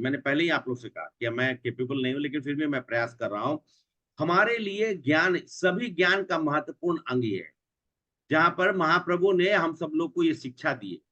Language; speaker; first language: Hindi; native; Hindi